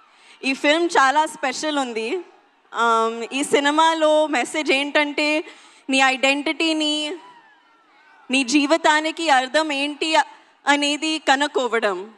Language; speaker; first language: Telugu; non-native, learner; Hindi